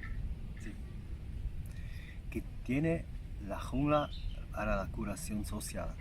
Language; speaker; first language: Spanish; non-native, learner; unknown